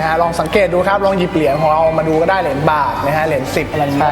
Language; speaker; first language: Thai; native; Thai